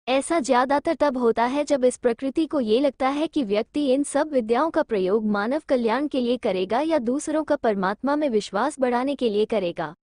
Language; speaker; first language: Hindi; native; Hindi